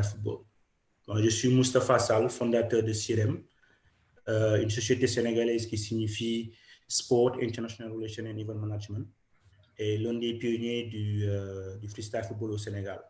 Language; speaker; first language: French; non-native, local second language; Wolof